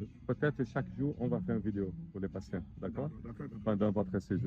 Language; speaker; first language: French; non-native, learner; Portuguese